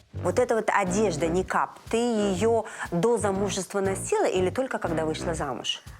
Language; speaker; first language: Russian; native; Russian